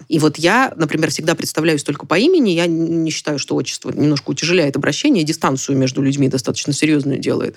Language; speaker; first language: Russian; native; Russian